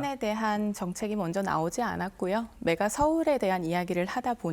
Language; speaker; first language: Korean; native; Korean